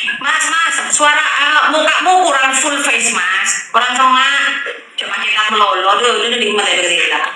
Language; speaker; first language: Indonesian; non-native, local second language; Madurese